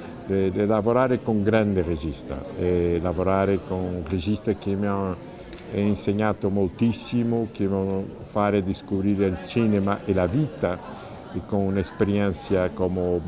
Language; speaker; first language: Italian; non-native, learner; Portuguese